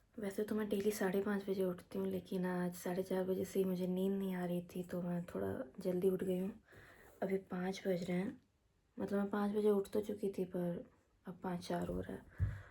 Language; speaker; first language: Hindi; native; Hindi